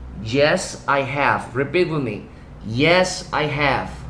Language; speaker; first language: English; non-native, fluent; Spanish